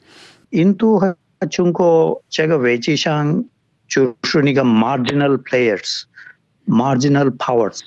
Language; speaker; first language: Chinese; non-native, fluent; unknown